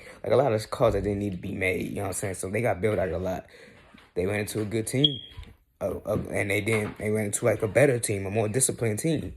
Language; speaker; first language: English; native; English